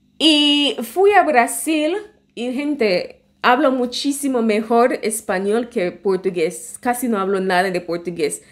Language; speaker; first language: Spanish; non-native, fluent; English